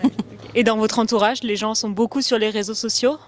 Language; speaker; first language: French; native; French